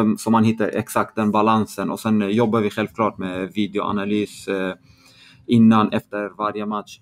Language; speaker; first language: Swedish; early bilingual, other home language; Kurdish